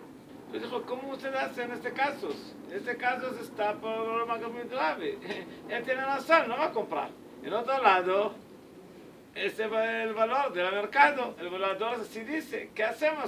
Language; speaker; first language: Spanish; non-native, learner; Hebrew